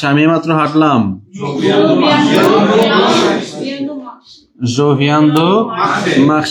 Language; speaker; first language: French; non-native, fluent; Bangla